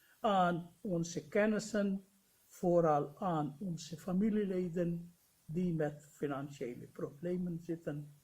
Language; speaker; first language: Dutch; non-native, fluent; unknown